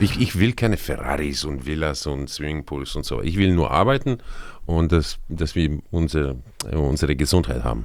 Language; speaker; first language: German; non-native, fluent; Croatian